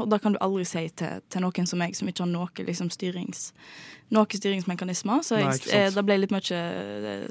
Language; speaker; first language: Norwegian; native; Norwegian